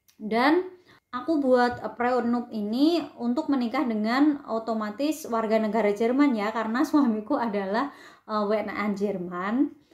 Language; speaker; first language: Indonesian; native; Indonesian